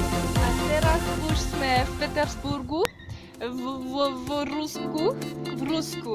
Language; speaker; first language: Slovak; non-native, learner; Russian